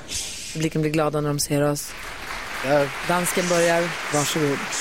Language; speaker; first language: Swedish; native; Swedish